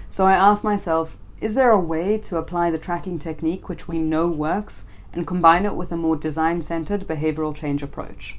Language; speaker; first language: English; native; English